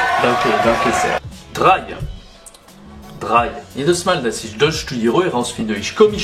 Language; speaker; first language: German; non-native, learner; French